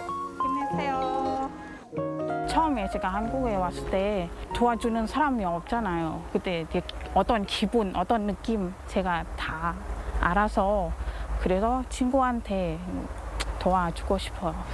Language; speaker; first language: Korean; non-native, learner; Thai